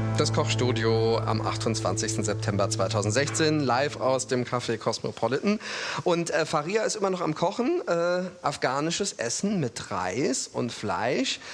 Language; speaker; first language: German; native; German